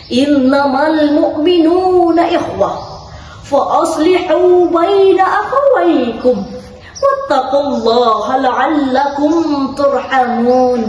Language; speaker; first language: Arabic; non-native, learner; Indonesian